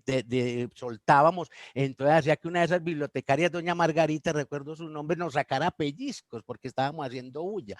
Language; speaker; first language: Spanish; native; Spanish